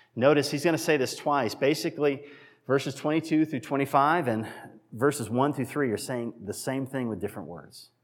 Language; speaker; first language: English; native; English